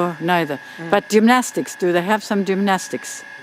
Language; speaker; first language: English; non-native, fluent; French